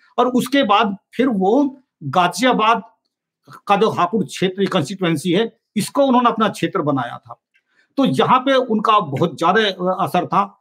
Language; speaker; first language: Hindi; native; Hindi